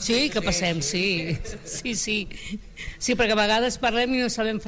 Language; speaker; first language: Catalan; non-native, fluent; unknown